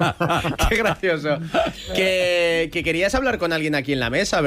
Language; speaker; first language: Spanish; native; Spanish